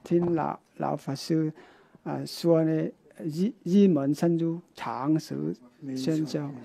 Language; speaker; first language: Chinese; non-native, local second language; Vietnamese